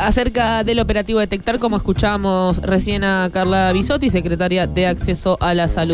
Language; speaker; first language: Spanish; native; Spanish